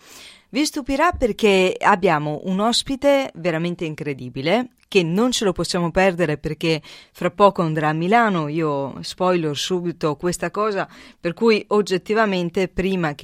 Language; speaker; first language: Italian; native; Italian